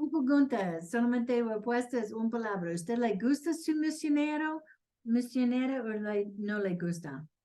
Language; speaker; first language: Spanish; non-native, learner; English